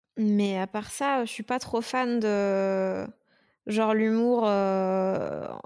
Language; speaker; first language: French; native; French